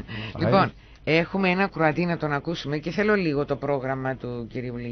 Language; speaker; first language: Greek; native; Greek